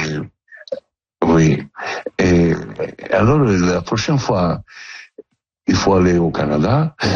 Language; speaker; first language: French; non-native, learner; Italian